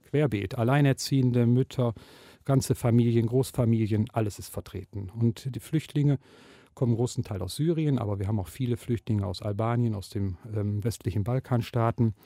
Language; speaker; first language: German; native; German